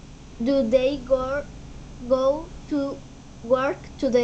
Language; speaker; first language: English; non-native, learner; Spanish